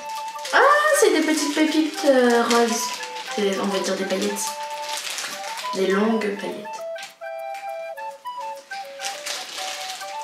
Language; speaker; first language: French; native; French